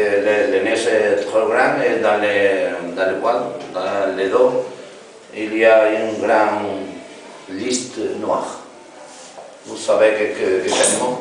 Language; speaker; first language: French; non-native, learner; Spanish